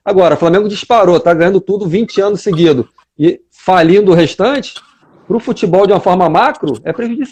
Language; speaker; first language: Portuguese; native; Portuguese